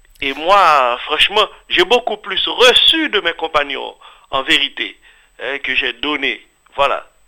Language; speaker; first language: French; non-native, local second language; Haitian Creole